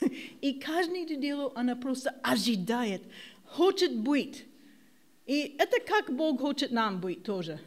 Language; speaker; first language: Russian; non-native, learner; English